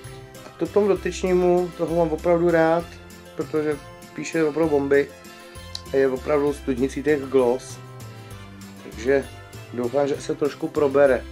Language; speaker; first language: Czech; native; Czech